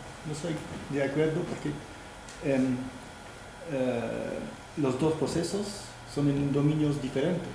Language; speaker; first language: Spanish; non-native, fluent; French